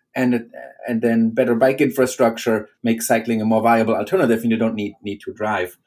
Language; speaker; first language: English; non-native, fluent; German